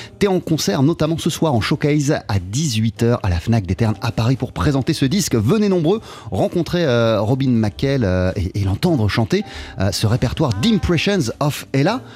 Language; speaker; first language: French; native; French